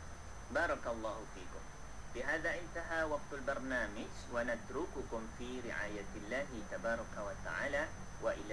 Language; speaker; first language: Arabic; non-native, fluent; Malay